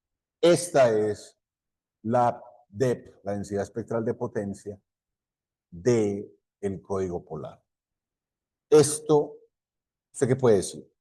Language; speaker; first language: Spanish; native; Spanish